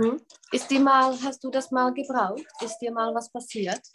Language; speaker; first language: German; non-native, fluent; Czech